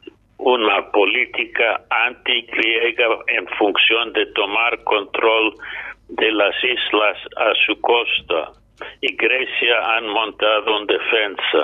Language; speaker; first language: Spanish; non-native, fluent; English